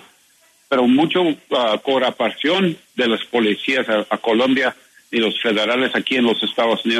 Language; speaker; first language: Spanish; non-native, learner; English